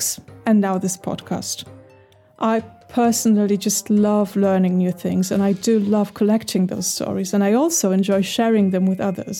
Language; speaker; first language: English; non-native, fluent; Polish